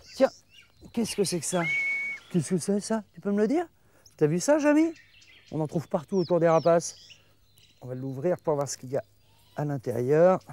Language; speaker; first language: French; native; French